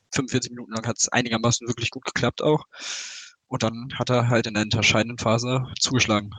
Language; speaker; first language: German; native; German